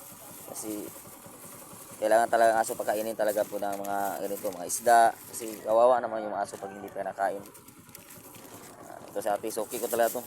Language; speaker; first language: Filipino; non-native, local second language; Cebuano